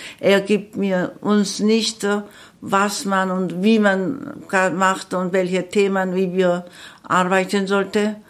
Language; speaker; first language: German; non-native, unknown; Korean